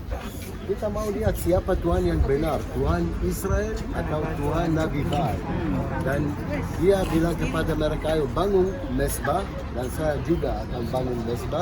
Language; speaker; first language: Indonesian; non-native, fluent; Hebrew